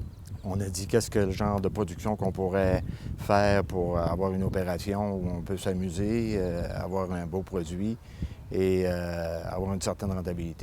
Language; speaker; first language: French; native; French